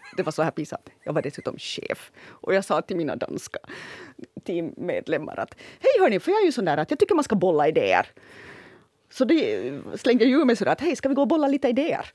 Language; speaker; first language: Swedish; native; Swedish